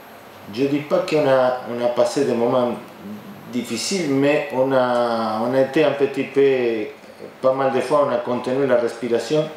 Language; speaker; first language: French; non-native, fluent; Spanish